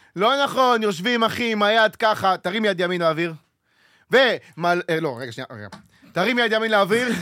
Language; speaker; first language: Hebrew; native; Hebrew